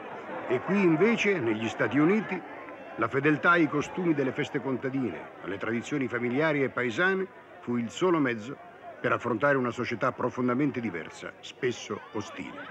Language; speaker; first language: Italian; native; Italian